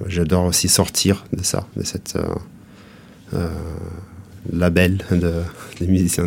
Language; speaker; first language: French; non-native, fluent; Italian